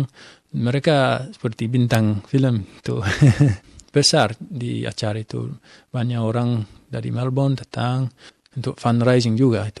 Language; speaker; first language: Indonesian; non-native, fluent; English